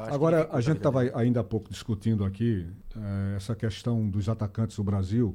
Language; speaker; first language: Portuguese; native; Portuguese